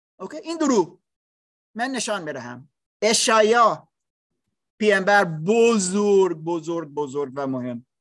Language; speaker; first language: Persian; non-native, learner; English